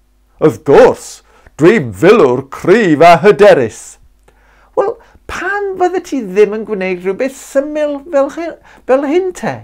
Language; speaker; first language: Welsh; non-native, local second language; English